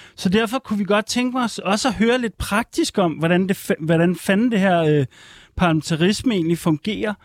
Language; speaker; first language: Danish; native; Danish